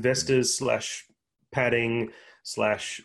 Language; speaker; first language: English; native; English